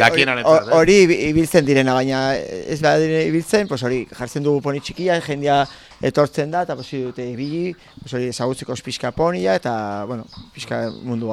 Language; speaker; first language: Basque; native; Basque